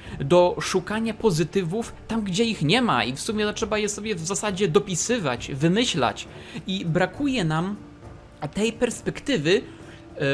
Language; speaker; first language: Polish; native; Polish